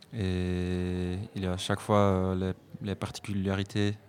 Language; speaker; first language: French; non-native, fluent; Dutch